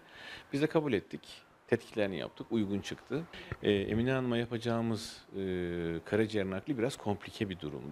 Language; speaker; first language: Turkish; native; Turkish